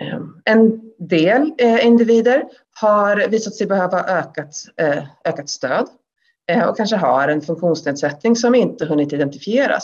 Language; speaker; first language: Swedish; native; Swedish